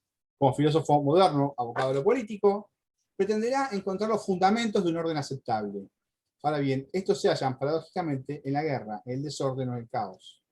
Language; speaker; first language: Spanish; native; Spanish